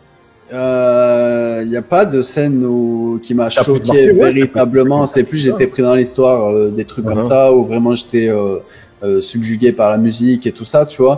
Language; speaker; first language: French; native; French